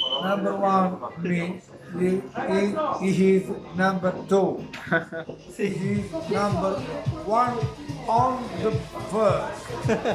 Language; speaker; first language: English; non-native, learner; Italian